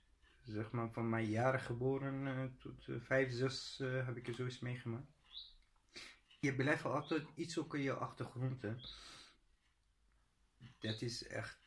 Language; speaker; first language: Dutch; non-native, learner; Persian